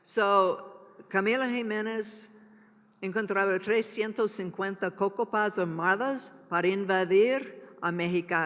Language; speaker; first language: Spanish; non-native, learner; English